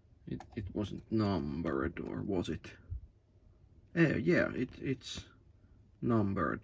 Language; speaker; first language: English; non-native, learner; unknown